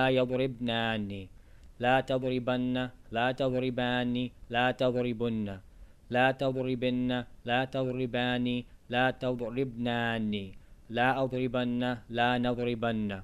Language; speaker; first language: Arabic; non-native, fluent; English